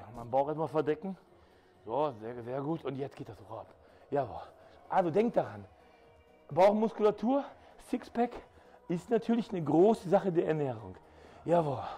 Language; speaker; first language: German; native; German